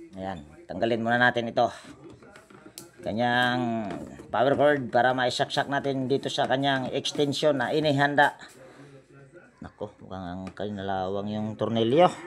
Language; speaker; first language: Filipino; native; Filipino